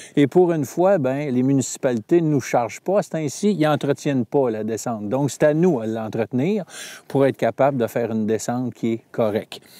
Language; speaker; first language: French; native; French